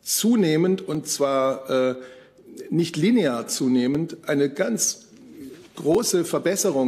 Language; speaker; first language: German; native; German